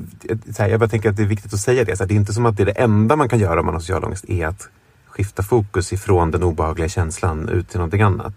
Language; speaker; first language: Swedish; native; Swedish